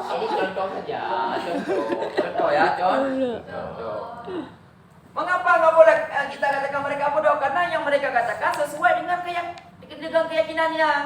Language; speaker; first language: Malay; non-native, local second language; Achinese